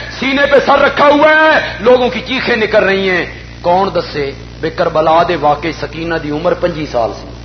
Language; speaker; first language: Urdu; non-native, local second language; Punjabi